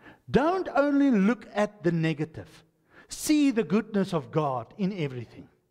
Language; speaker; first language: English; non-native, local second language; Afrikaans